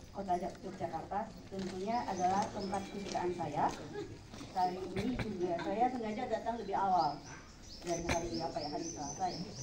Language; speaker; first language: Indonesian; non-native, fluent; Japanese